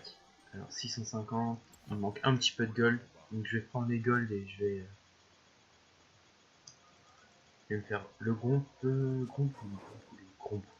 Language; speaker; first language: French; native; French